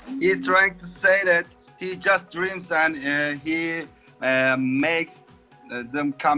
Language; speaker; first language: English; non-native, fluent; Turkish